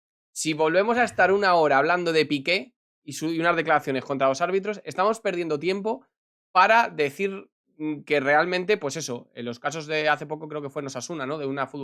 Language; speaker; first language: Spanish; native; Spanish